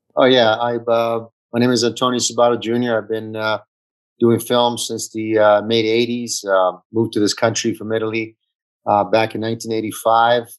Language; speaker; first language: English; early bilingual, other home language; Italian